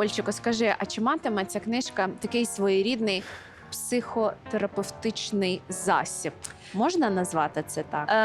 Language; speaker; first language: Ukrainian; native; Ukrainian